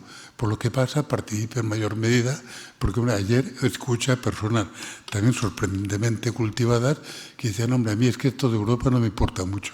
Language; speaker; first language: Spanish; non-native, local second language; Catalan